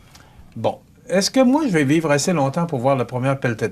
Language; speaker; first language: French; native; French